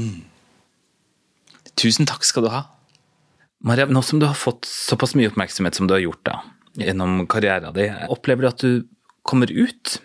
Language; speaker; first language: Norwegian; native; Norwegian